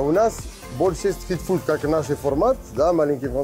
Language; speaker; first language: Russian; non-native, learner; French